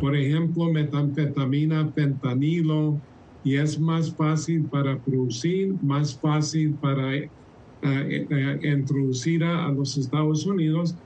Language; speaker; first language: Spanish; early bilingual, heritage; Spanish